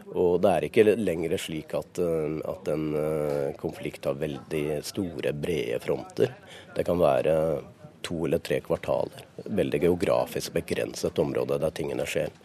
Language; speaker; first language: Norwegian; native; Norwegian